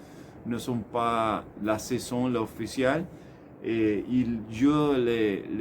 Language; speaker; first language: French; non-native, learner; Spanish